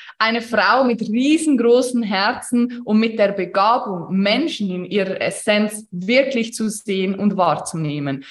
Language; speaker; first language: German; native; German